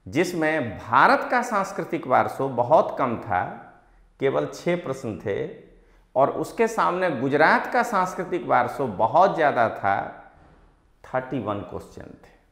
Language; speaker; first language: Hindi; non-native, local second language; Gujarati